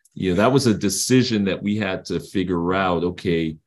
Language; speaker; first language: English; native; English